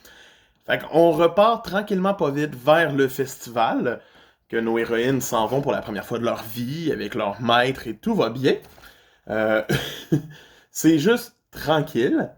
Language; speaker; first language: French; native; French